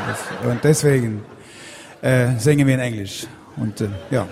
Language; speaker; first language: German; non-native, learner; Swedish